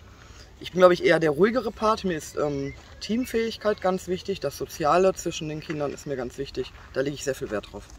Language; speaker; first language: German; native; German